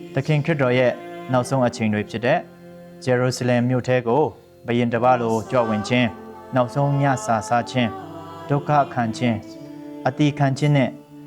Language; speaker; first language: Burmese; non-native, local second language; Hakha Chin